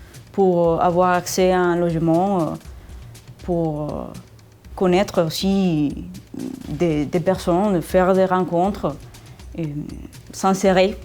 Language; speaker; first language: French; non-native, fluent; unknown